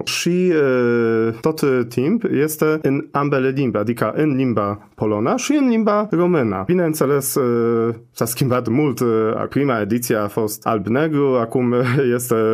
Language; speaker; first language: Romanian; non-native, fluent; Polish